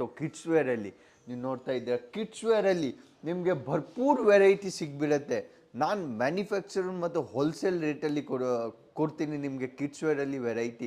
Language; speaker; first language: Kannada; non-native, local second language; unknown